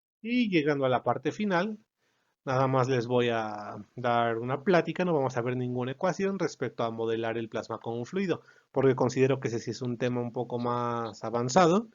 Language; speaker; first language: Spanish; native; Spanish